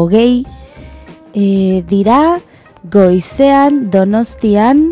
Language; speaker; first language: Basque; non-native, learner; Spanish